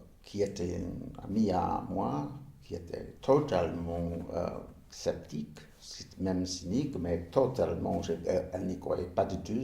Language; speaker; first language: French; non-native, fluent; English